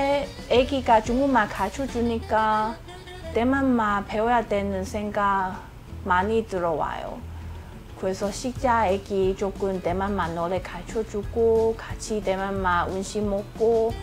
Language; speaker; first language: Korean; non-native, learner; Min Nan Chinese